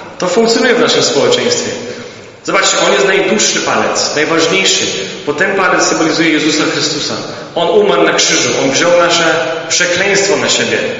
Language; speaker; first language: Polish; early bilingual, heritage; Polish